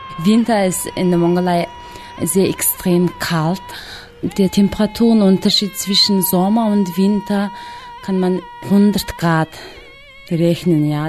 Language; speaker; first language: German; non-native, fluent; Mongolian